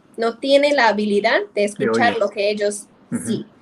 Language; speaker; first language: Spanish; non-native, fluent; English